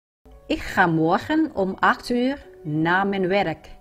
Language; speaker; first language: Dutch; non-native, learner; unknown